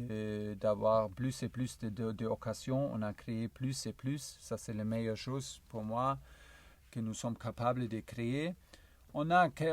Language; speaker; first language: French; non-native, learner; German